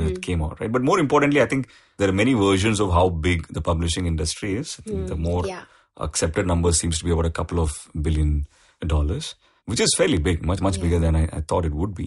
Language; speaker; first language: English; non-native, local second language; Tamil